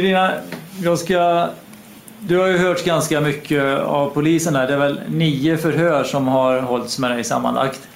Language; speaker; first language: Swedish; native; Swedish